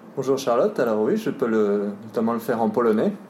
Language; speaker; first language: French; native; French